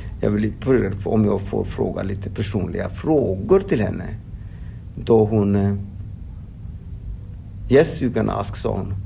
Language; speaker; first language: Swedish; non-native, fluent; Odia